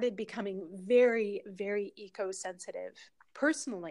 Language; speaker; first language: English; native; English